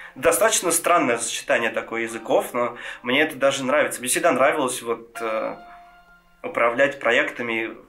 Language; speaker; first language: Russian; non-native, local second language; Georgian